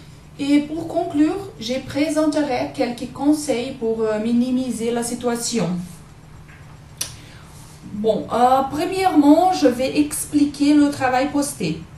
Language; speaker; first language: French; non-native, learner; Portuguese